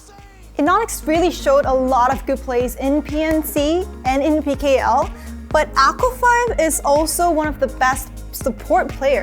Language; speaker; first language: English; non-native, fluent; Korean